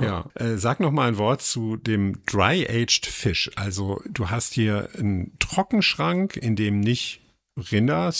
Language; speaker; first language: German; native; German